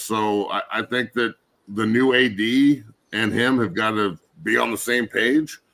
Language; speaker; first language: English; native; English